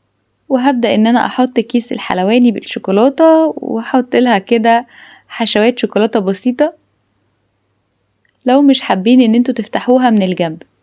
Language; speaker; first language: Arabic; native; Arabic